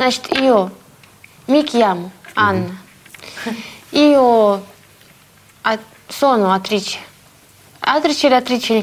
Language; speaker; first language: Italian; non-native, learner; Russian